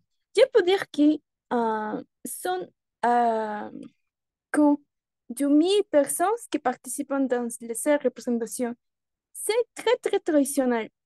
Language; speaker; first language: French; non-native, learner; Spanish